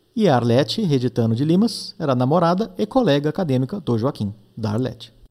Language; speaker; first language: Portuguese; native; Portuguese